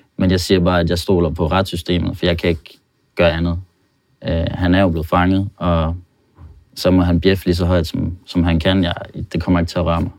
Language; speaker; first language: Danish; non-native, fluent; Norwegian